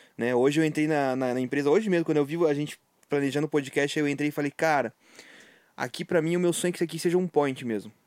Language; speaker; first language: Portuguese; native; Portuguese